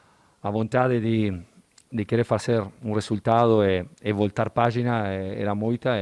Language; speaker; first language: Portuguese; non-native, fluent; Spanish